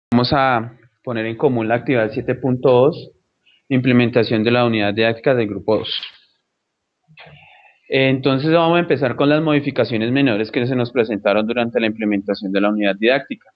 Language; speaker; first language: Spanish; native; Spanish